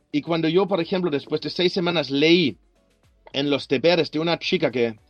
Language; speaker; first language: Spanish; non-native, fluent; German